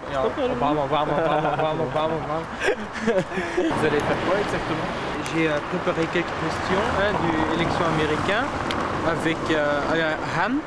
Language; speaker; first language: French; non-native, learner; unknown